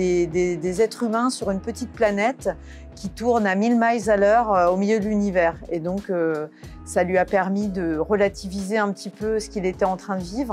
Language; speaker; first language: French; native; French